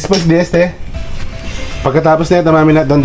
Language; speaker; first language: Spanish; non-native, learner; Filipino